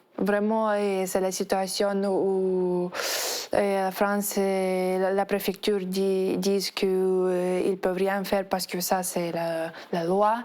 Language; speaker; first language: French; non-native, fluent; Ukrainian